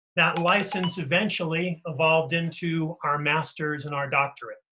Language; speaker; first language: English; native; English